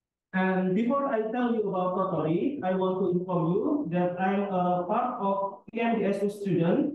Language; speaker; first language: English; non-native, fluent; Indonesian